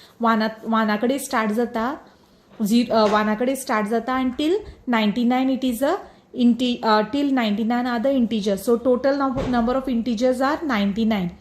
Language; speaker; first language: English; non-native, local second language; Konkani